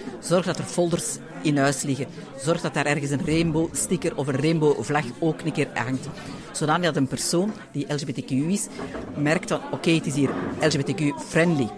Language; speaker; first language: Dutch; native; Dutch